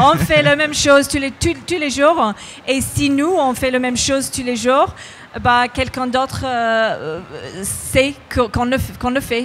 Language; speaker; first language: French; non-native, fluent; English